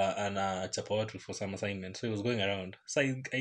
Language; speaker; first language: English; non-native, local second language; Luo (Kenya and Tanzania)